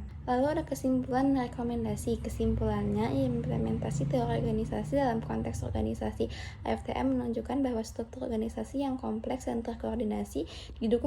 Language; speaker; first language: Indonesian; native; Indonesian